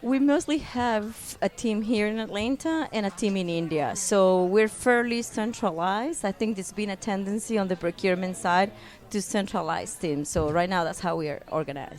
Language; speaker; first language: English; non-native, fluent; Spanish